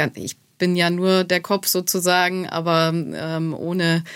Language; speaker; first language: German; native; German